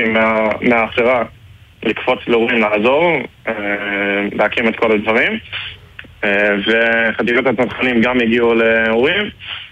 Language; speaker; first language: Hebrew; non-native, fluent; English